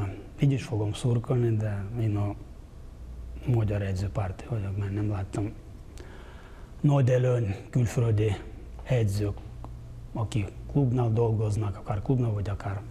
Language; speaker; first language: Hungarian; non-native, fluent; Ukrainian